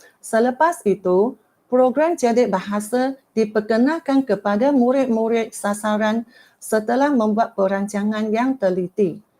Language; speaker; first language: Malay; non-native, local second language; Chinese